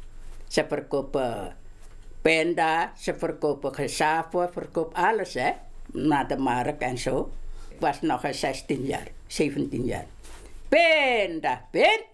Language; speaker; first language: Dutch; non-native, local second language; Javanese